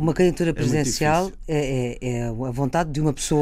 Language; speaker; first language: Portuguese; native; Portuguese